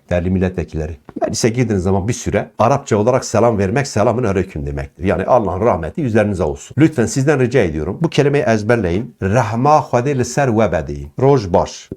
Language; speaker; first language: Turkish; non-native, local second language; Kurdish